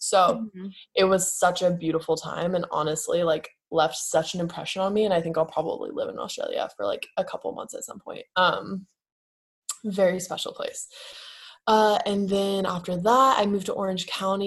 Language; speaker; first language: English; native; English